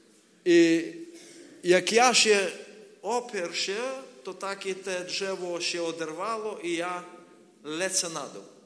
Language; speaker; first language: Polish; non-native, learner; Ukrainian